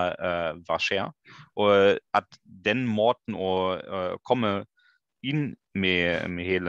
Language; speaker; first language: Norwegian; non-native, fluent; German